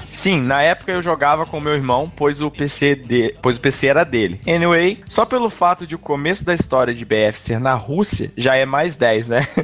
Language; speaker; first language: Portuguese; native; Portuguese